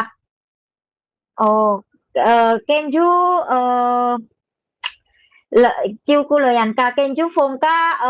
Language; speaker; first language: Cantonese; non-native, learner; Indonesian